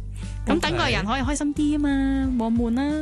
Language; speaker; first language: Cantonese; native; Cantonese